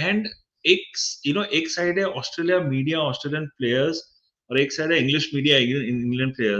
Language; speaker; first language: English; non-native, local second language; Hindi